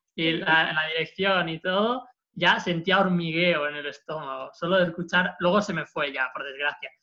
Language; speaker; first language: Spanish; native; Spanish